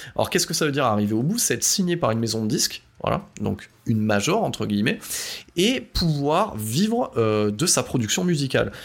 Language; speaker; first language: French; native; French